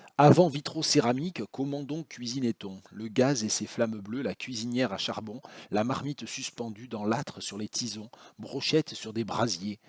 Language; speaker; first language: French; native; French